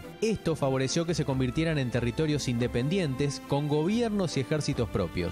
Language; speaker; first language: Spanish; native; Spanish